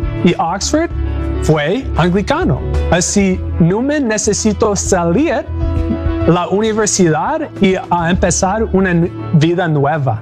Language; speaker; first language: Spanish; non-native, learner; English